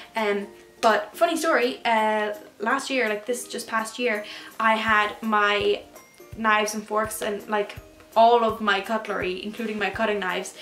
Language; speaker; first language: English; native; English